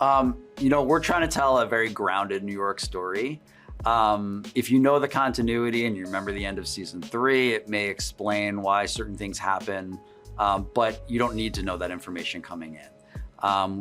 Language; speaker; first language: English; native; English